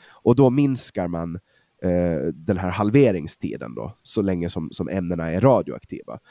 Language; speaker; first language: Swedish; non-native, fluent; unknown